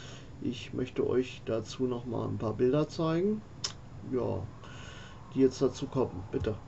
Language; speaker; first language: German; native; German